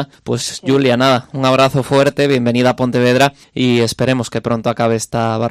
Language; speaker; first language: Spanish; native; Spanish